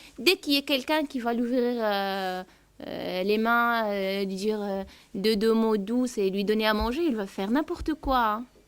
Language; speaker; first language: French; non-native, local second language; Arabic